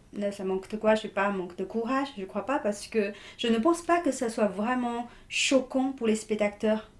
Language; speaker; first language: French; non-native, fluent; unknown